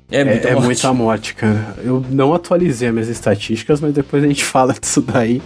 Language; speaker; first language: Portuguese; native; Portuguese